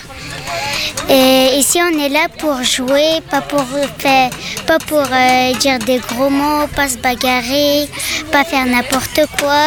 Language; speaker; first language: French; early bilingual, other home language; Persian